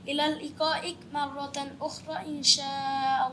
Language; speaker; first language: Arabic; non-native, learner; Bangla